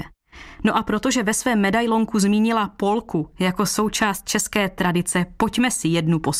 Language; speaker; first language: Czech; native; Czech